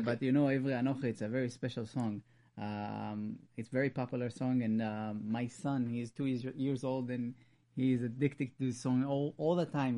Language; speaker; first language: English; non-native, fluent; Hebrew